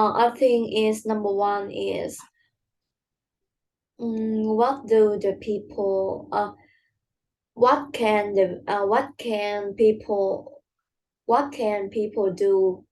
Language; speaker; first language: English; non-native, learner; Vietnamese